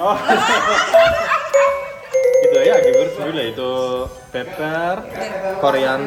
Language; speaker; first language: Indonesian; non-native, learner; German